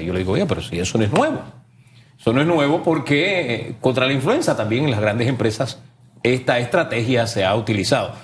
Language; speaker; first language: Spanish; native; Spanish